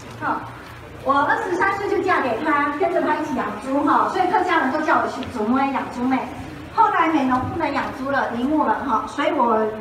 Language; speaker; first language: Chinese; native; Chinese